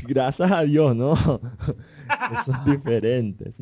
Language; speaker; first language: Spanish; non-native, fluent; Portuguese